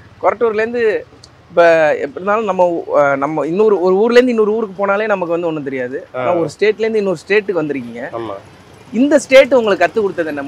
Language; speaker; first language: Tamil; native; Tamil